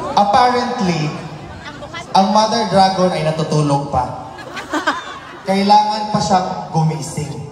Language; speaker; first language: Filipino; non-native, local second language; Cebuano